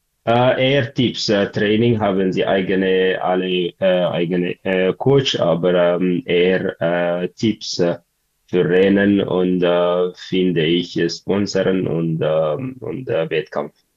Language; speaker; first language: German; non-native, learner; Tigrinya